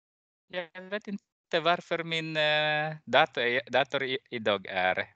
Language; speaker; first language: Swedish; non-native, fluent; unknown